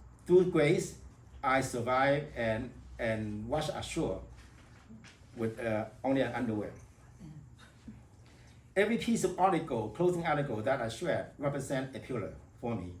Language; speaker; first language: English; non-native, fluent; Vietnamese